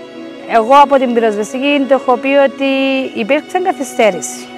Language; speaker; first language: Greek; native; Greek